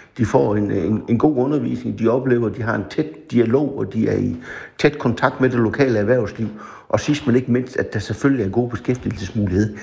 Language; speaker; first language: Danish; native; Danish